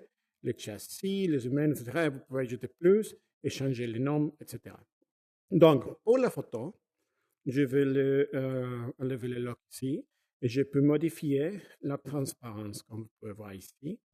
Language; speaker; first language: French; non-native, fluent; Spanish